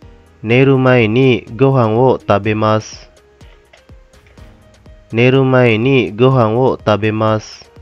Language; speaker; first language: Japanese; non-native, fluent; Indonesian